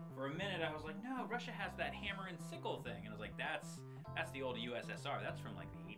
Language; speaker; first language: English; native; English